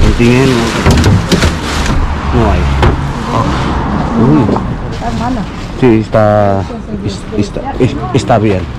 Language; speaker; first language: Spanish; non-native, learner; Filipino